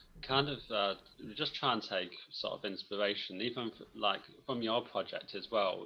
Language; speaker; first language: English; native; English